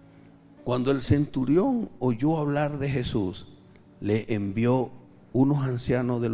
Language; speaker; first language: Spanish; native; Spanish